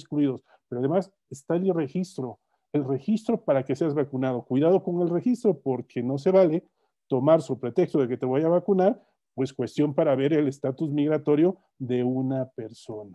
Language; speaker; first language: Spanish; native; Spanish